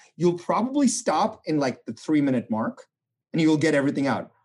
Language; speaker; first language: English; non-native, local second language; Tamil